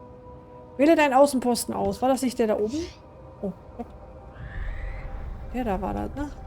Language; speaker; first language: German; native; German